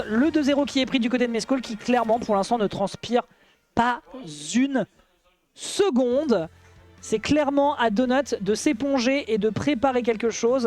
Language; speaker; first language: French; native; French